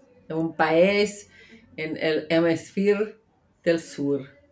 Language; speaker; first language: Spanish; non-native, learner; English